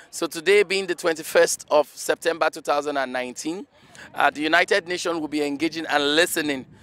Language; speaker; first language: English; non-native, local second language; Igbo